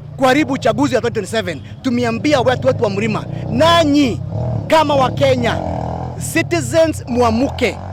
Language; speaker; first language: Swahili; non-native, local second language; Kikuyu